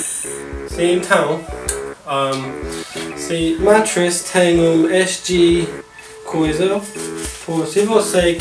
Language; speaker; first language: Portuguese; non-native, learner; English